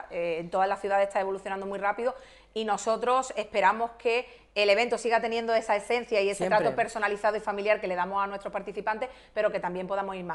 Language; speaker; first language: Spanish; native; Spanish